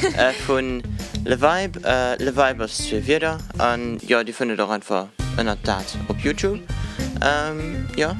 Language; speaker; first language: German; non-native, local second language; Luxembourgish